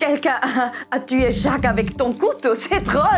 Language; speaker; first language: French; non-native, local second language; German